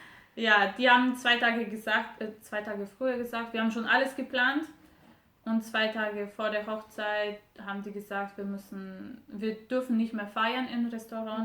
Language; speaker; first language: German; non-native, fluent; Romanian